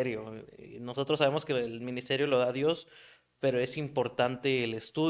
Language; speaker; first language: Spanish; native; Spanish